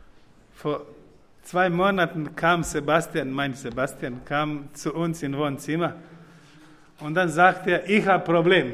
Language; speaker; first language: German; non-native, fluent; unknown